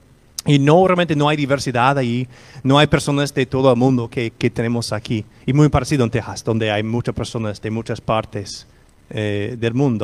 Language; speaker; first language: Spanish; non-native, fluent; English